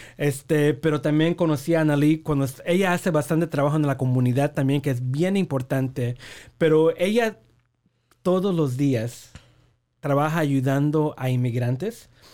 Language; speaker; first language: Spanish; early bilingual, heritage; Spanish